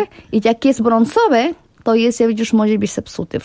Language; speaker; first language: Polish; non-native, fluent; Spanish